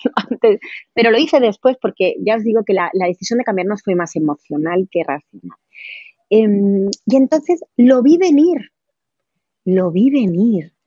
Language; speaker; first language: Spanish; native; Spanish